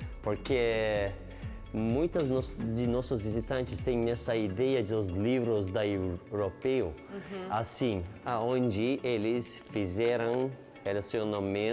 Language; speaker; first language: Portuguese; non-native, learner; Turkish